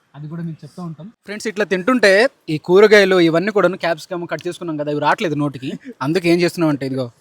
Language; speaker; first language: Telugu; native; Telugu